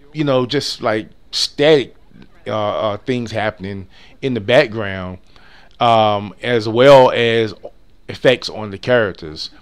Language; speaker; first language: English; native; English